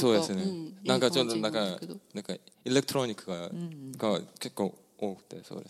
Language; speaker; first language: Japanese; non-native, fluent; Korean